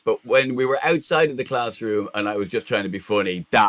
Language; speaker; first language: English; native; English